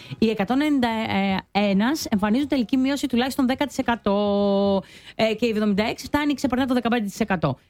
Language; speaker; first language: Greek; native; Greek